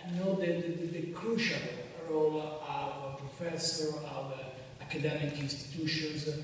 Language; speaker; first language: English; non-native, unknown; Italian